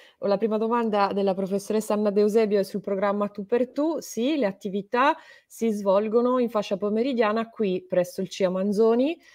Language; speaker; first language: Italian; native; Italian